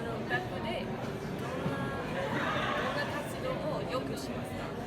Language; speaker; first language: Japanese; non-native, learner; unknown